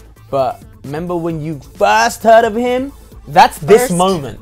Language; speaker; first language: English; native; English